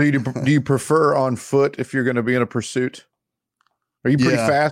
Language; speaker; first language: English; native; English